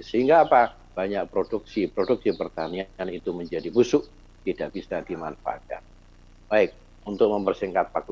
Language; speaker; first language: Indonesian; native; Indonesian